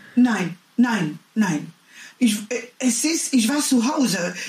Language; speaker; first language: German; non-native, learner; French